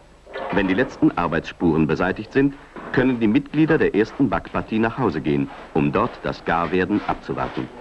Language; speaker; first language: German; native; German